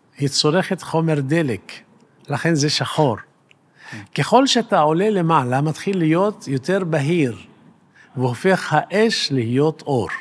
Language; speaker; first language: Hebrew; native; Hebrew